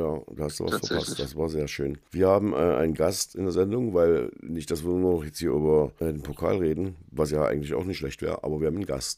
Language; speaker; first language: German; native; German